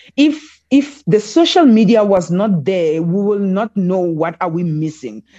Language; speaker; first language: English; non-native, local second language; Southern Sotho